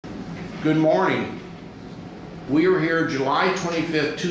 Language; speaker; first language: English; native; English